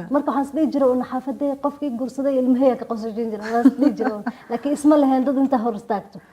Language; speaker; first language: Somali; early bilingual, heritage; Somali